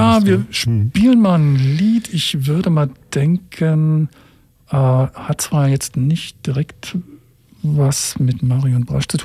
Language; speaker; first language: German; native; German